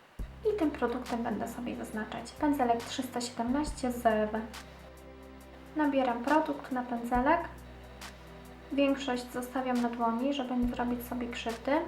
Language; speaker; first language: Polish; native; Polish